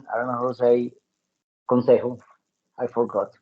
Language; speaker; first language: English; non-native, learner; Spanish